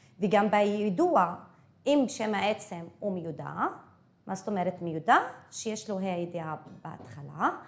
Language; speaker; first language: Hebrew; non-native, local second language; Arabic